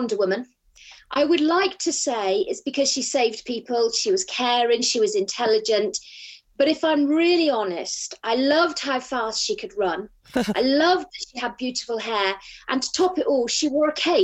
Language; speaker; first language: English; native; English